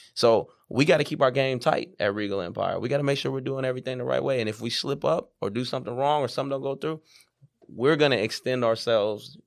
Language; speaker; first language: English; native; English